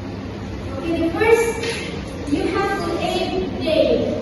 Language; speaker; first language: English; non-native, learner; Indonesian